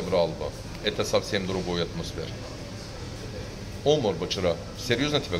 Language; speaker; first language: Russian; non-native, learner; Turkish